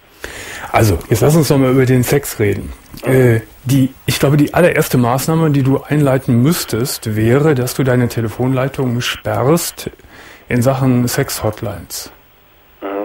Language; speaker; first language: German; native; German